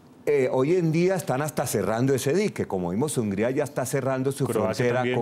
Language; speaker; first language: Spanish; native; Spanish